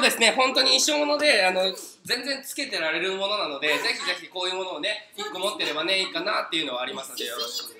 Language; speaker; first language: Japanese; native; Japanese